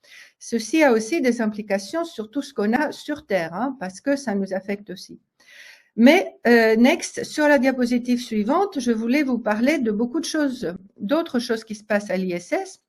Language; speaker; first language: French; native; French